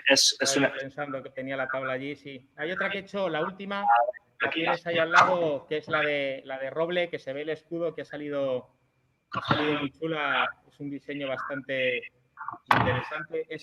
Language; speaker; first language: Spanish; native; Spanish